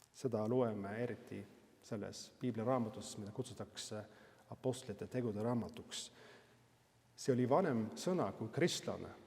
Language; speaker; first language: Estonian; non-native, fluent; Norwegian